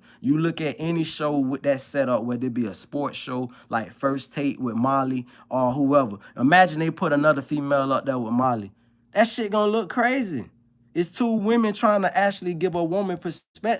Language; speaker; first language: English; native; English